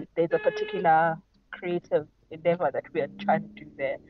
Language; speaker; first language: English; non-native, local second language; Xhosa